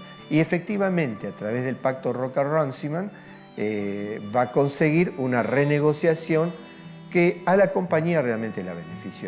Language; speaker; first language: Spanish; native; Spanish